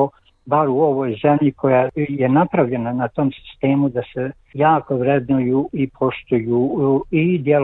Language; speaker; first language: Croatian; native; Croatian